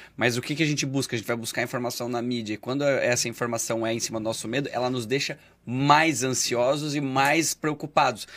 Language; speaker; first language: Portuguese; native; Portuguese